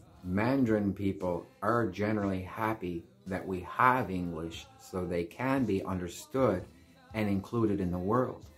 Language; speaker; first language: English; native; English